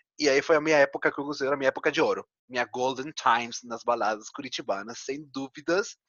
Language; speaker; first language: Portuguese; non-native, fluent; Spanish